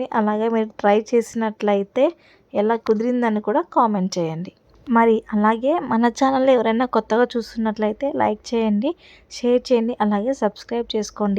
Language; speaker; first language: Telugu; native; Telugu